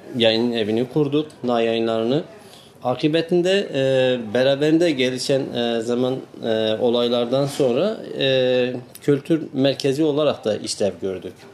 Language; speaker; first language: Turkish; non-native, local second language; Kurdish